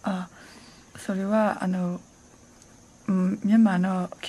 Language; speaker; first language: Japanese; non-native, learner; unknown